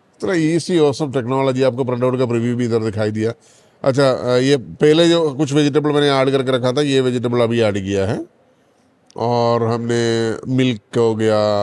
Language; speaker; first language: Hindi; non-native, local second language; Malayalam